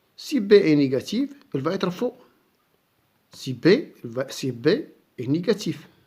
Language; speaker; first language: French; non-native, local second language; Arabic